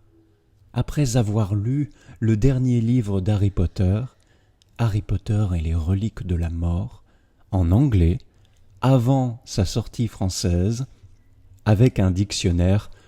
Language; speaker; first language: French; native; French